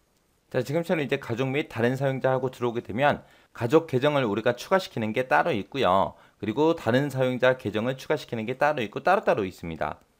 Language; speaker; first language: Korean; native; Korean